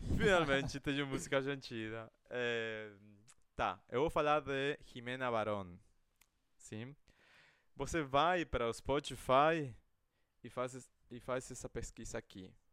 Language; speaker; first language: Portuguese; non-native, fluent; Spanish